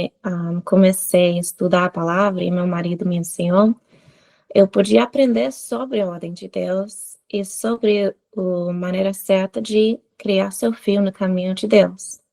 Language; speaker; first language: Portuguese; non-native, fluent; English